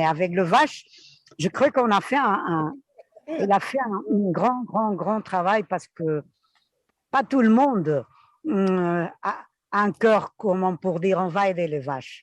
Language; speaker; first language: French; non-native, fluent; Spanish